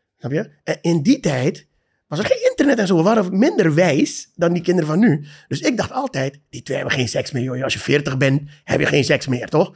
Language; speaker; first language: Dutch; native; Dutch